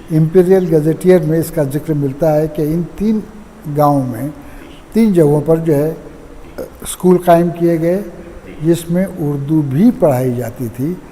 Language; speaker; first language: Urdu; non-native, local second language; Konkani